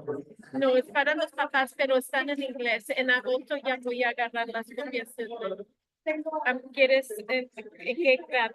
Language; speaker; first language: Spanish; early bilingual, heritage; Spanish